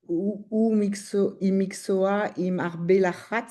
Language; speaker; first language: Hebrew; non-native, learner; French